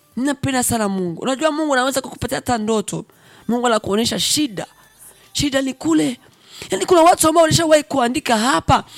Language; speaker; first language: Swahili; non-native, local second language; Rundi